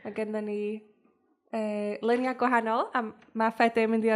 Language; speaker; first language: Welsh; native; Welsh